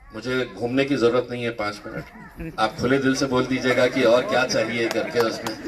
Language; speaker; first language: Hindi; non-native, local second language; Marathi